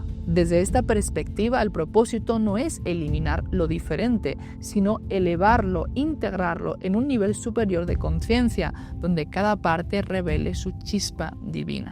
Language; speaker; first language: Spanish; native; Spanish